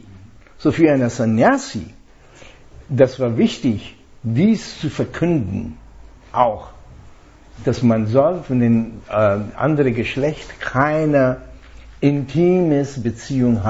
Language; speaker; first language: German; non-native, fluent; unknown